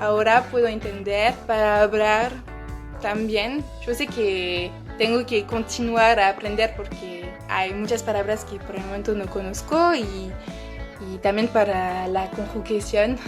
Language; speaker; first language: Spanish; non-native, learner; French